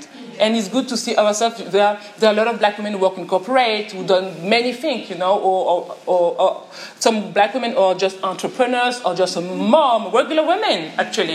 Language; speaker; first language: English; non-native, fluent; French